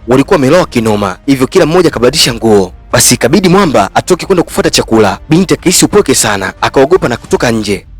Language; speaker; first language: Swahili; native; Swahili